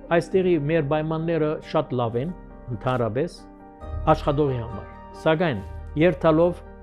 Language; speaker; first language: Armenian; early bilingual, heritage; Armenian